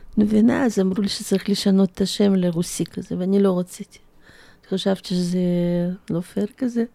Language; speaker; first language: Hebrew; non-native, fluent; Russian